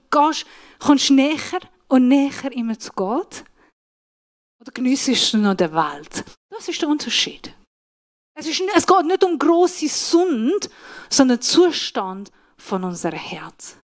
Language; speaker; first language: German; non-native, fluent; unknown